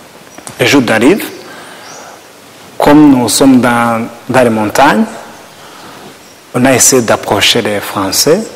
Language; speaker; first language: French; non-native, learner; Kinyarwanda